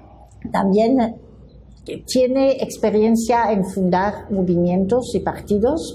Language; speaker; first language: Spanish; non-native, fluent; French